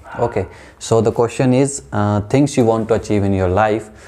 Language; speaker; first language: English; non-native, local second language; Hindi